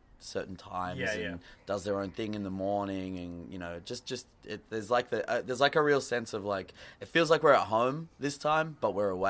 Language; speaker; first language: English; native; English